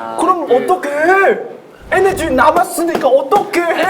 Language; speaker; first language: Korean; non-native, local second language; Chinese